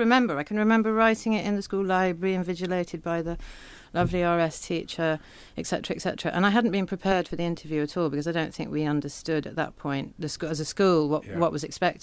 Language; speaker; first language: English; native; English